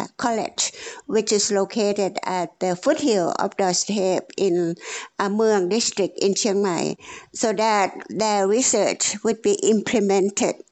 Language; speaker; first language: English; non-native, fluent; Thai